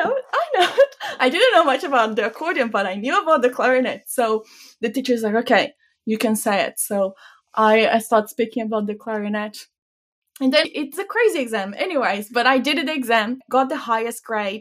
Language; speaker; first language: English; non-native, fluent; Bulgarian